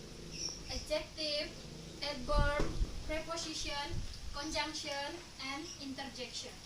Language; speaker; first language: English; non-native, learner; Indonesian